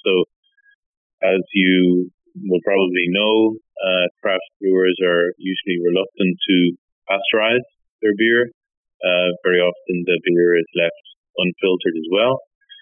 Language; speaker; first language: English; native; English